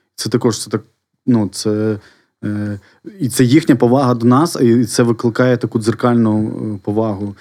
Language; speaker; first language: Ukrainian; non-native, local second language; Russian